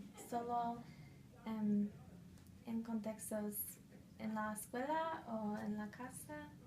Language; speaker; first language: Spanish; non-native, fluent; English